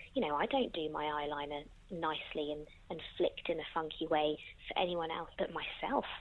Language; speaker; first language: English; native; English